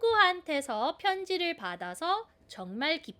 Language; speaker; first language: Korean; non-native, fluent; Filipino